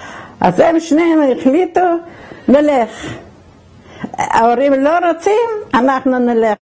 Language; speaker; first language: Hebrew; non-native, fluent; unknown